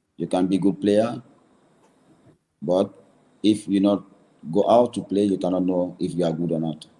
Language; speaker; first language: English; non-native, learner; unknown